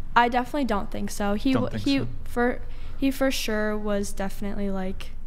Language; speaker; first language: English; native; English